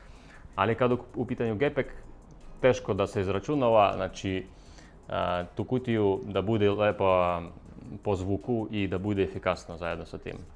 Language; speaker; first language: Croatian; non-native, fluent; Russian